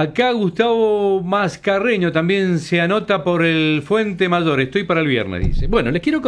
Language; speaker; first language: Spanish; native; Spanish